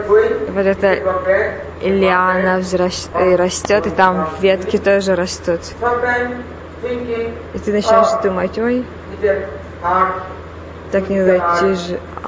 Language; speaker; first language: Russian; non-native, fluent; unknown